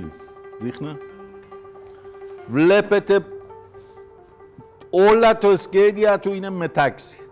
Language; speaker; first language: Greek; non-native, learner; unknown